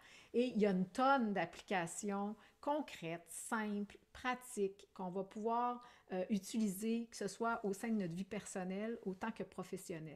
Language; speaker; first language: French; native; French